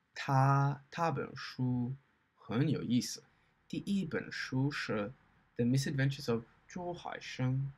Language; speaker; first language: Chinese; non-native, learner; English